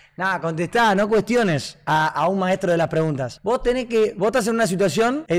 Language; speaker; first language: Spanish; native; Spanish